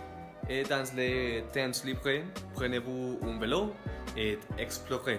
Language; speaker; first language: French; non-native, learner; Spanish